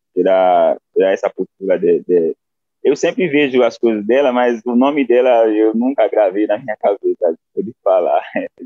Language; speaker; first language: Portuguese; non-native, fluent; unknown